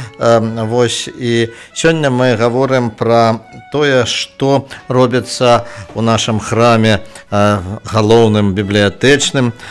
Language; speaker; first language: Belarusian; native; Belarusian